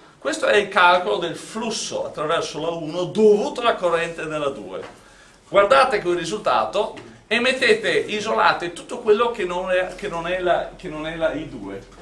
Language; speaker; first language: Italian; non-native, fluent; English